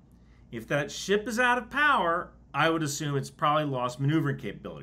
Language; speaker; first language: English; native; English